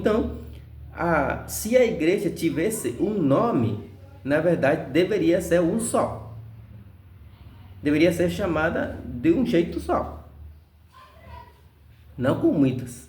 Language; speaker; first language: Portuguese; non-native, fluent; Spanish